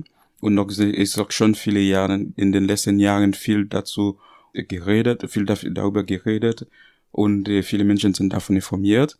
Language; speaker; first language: German; non-native, learner; Haitian Creole